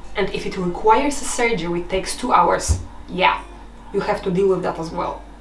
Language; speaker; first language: English; non-native, fluent; Polish